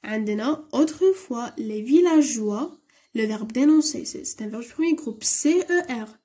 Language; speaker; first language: French; non-native, local second language; Arabic